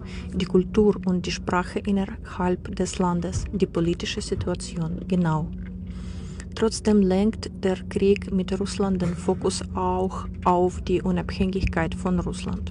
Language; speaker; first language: German; non-native, fluent; Ukrainian